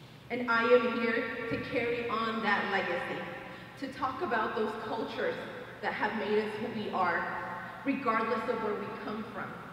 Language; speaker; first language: English; early bilingual, other home language; Spanish